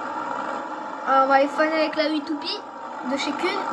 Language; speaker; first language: French; native; French